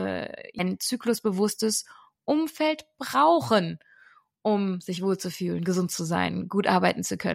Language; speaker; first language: German; native; German